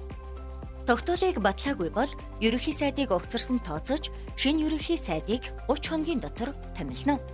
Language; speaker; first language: Mongolian; native; Mongolian